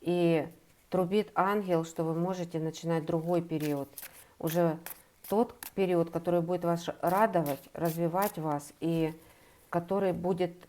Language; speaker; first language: Russian; native; Russian